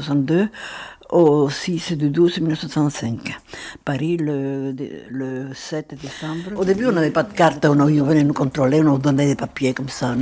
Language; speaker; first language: French; non-native, fluent; Spanish